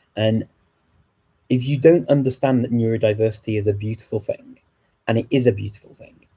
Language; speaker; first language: English; native; English